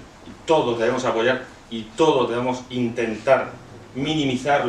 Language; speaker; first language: Spanish; native; Spanish